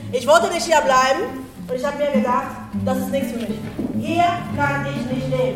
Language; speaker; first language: German; non-native, fluent; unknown